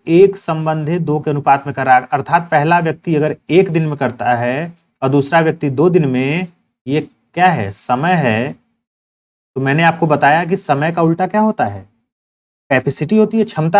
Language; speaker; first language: Hindi; native; Hindi